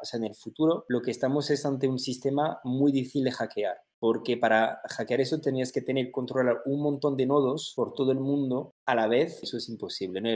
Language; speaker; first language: Spanish; native; Spanish